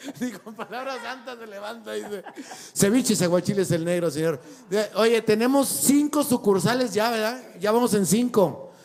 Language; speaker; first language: Spanish; native; Spanish